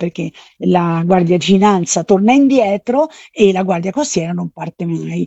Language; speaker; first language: Italian; native; Italian